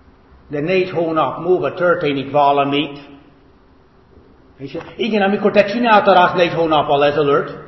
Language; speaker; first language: Hungarian; non-native, fluent; English